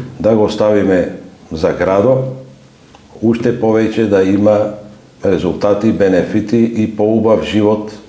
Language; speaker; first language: Macedonian; native; Macedonian